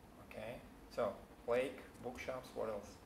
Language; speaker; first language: English; non-native, fluent; Vietnamese